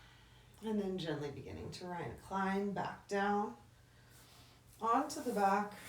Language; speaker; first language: English; native; English